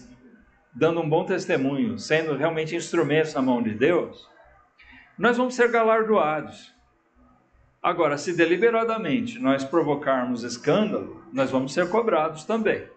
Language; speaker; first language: Portuguese; native; Portuguese